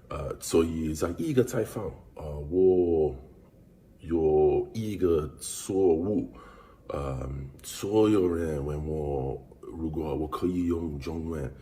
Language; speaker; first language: Chinese; non-native, learner; English